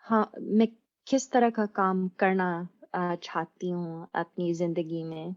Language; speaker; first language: Hindi; non-native, fluent; English